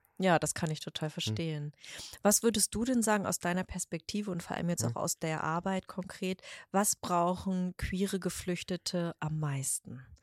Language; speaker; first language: German; native; German